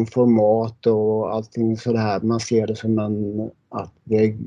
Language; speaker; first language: Swedish; native; Swedish